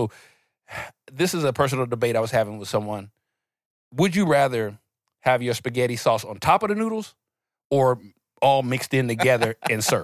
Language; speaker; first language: English; native; English